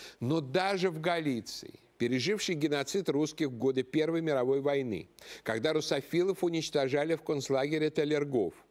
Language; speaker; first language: Russian; native; Russian